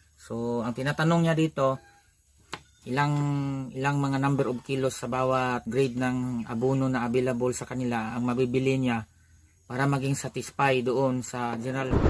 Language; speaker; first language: Filipino; non-native, local second language; Cebuano